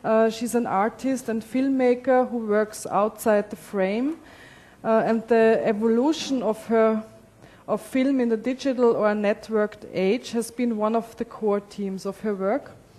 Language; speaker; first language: English; non-native, fluent; German